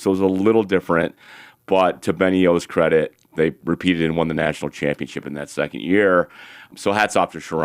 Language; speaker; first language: English; native; English